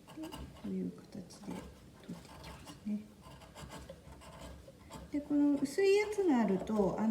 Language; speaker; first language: Japanese; native; Japanese